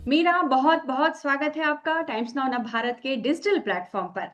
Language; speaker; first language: Hindi; native; Hindi